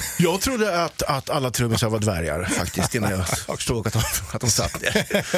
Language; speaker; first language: Swedish; native; Swedish